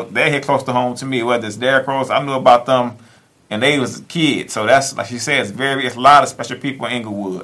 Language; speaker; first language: English; native; English